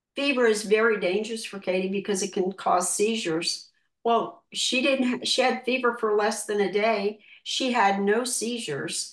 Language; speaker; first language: English; native; English